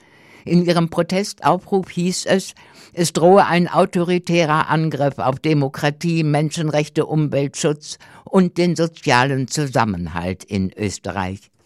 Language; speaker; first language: German; native; German